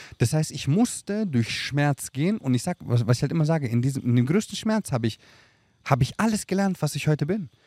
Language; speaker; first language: German; early bilingual, other home language; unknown